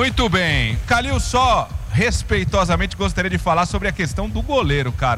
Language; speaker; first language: Portuguese; native; Portuguese